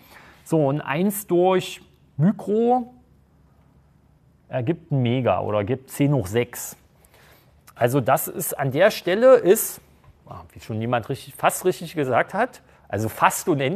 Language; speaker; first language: German; native; German